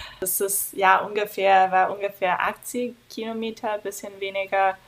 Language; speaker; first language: German; non-native, fluent; English